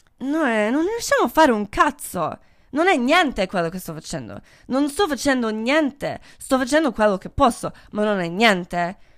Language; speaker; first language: Italian; non-native, fluent; English